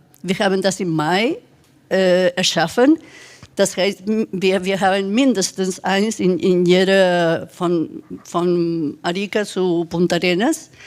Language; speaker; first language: German; non-native, fluent; Spanish